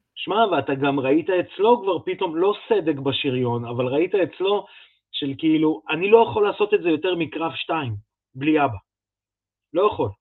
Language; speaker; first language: Hebrew; early bilingual, other home language; Russian